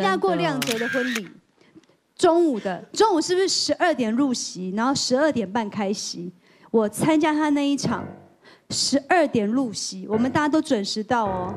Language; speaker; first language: Chinese; native; Chinese